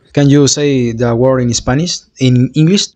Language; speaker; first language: English; non-native, fluent; Spanish